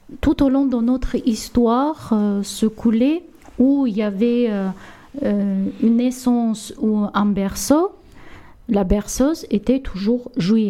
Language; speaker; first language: French; non-native, learner; Armenian